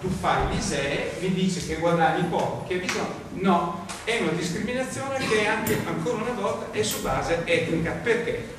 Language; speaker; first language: Italian; native; Italian